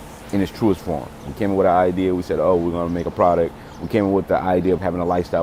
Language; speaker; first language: English; native; English